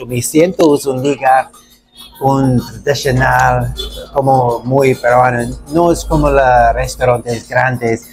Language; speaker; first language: Spanish; non-native, learner; English